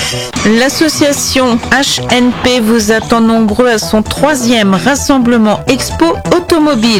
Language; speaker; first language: French; native; French